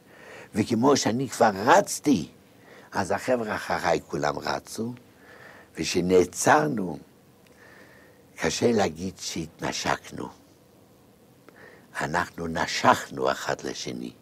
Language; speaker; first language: Hebrew; non-native, fluent; Yiddish